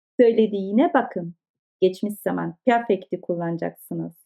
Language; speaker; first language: Turkish; early bilingual, heritage; Turkish